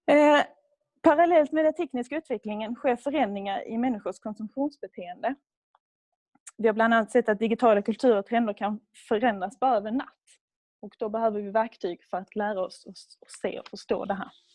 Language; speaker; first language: Swedish; native; Swedish